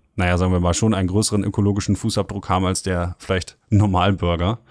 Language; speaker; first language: German; native; German